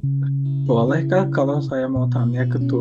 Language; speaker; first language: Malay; non-native, fluent; Turkish